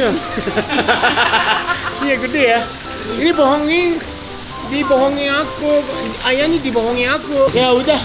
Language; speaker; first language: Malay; non-native, fluent; Japanese